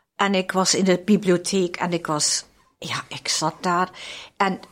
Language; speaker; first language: Dutch; non-native, fluent; German